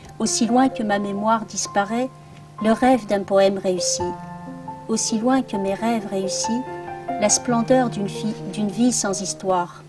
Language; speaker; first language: French; early bilingual, other home language; Arabic